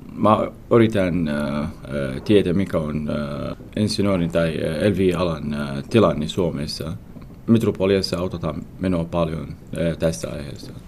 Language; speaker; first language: Finnish; non-native, learner; Arabic